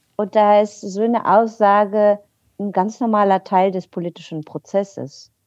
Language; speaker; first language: German; non-native, fluent; Bulgarian